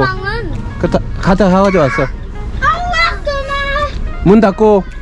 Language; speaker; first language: Korean; native; Korean